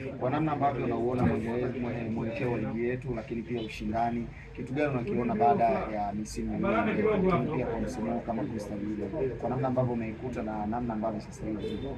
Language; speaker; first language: Swahili; native; Swahili